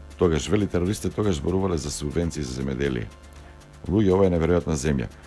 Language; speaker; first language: Macedonian; native; Macedonian